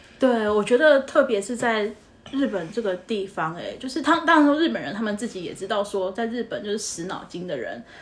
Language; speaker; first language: Chinese; native; Chinese